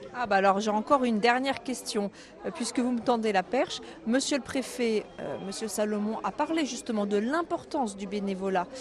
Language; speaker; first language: French; native; French